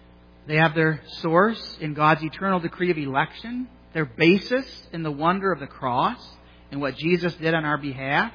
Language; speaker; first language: English; native; English